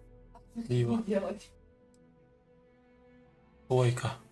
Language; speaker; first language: Russian; native; Russian